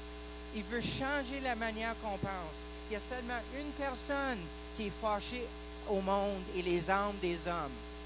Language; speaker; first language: French; non-native, local second language; English